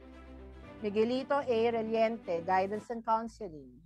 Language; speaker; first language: English; non-native, local second language; Filipino